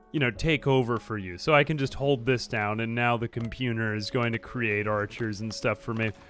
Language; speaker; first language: English; native; English